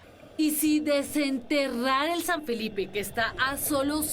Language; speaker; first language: Spanish; native; Spanish